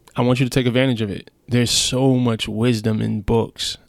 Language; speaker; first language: English; native; English